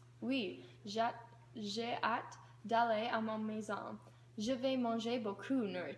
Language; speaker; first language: French; non-native, learner; English